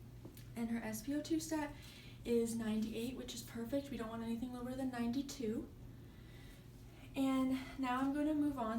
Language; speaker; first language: English; native; English